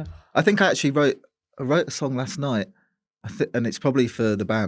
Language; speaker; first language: English; native; English